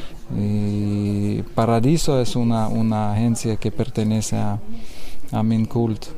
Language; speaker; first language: Spanish; non-native, learner; Lithuanian